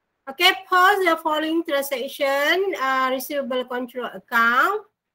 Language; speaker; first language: English; non-native, local second language; Malay